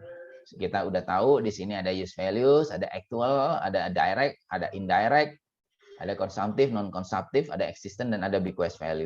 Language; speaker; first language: Indonesian; native; Indonesian